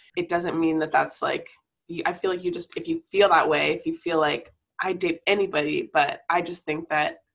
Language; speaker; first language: English; native; English